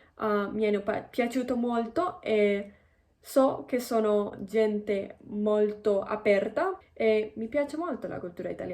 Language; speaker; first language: Italian; non-native, fluent; Spanish